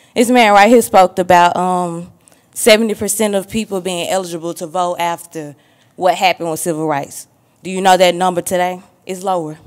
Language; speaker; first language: English; native; English